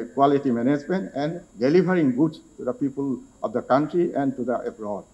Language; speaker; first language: English; non-native, local second language; Assamese